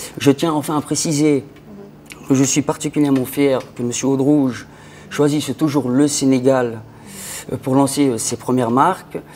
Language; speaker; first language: French; non-native, local second language; Wolof